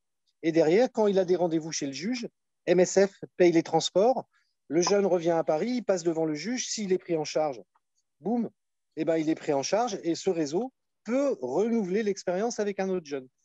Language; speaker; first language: French; native; French